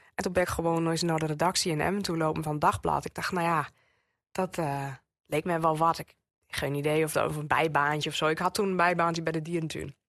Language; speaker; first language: Dutch; native; Dutch